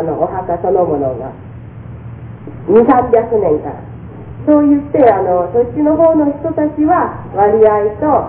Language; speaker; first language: Japanese; native; Japanese